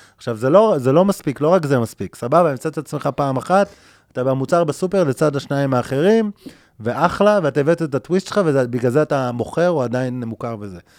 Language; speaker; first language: Hebrew; native; Hebrew